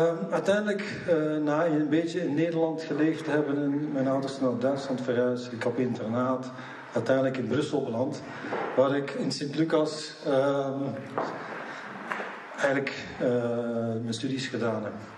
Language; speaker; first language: Dutch; early bilingual, other home language; English